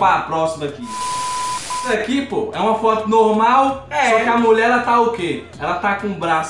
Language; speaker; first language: Portuguese; native; Portuguese